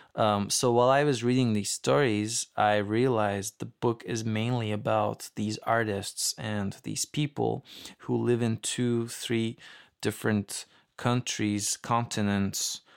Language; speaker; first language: English; non-native, fluent; Turkish